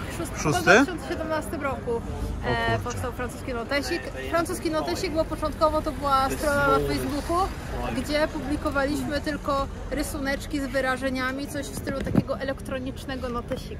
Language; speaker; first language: Polish; native; Polish